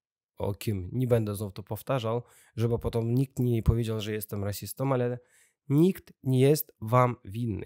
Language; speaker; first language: Polish; non-native, learner; Russian